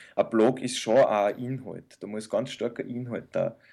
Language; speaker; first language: German; early bilingual, other home language; Bosnian